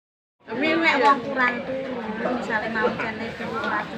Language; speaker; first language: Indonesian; non-native, local second language; Javanese